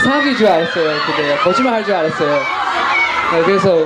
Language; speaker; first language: Korean; non-native, fluent; Chinese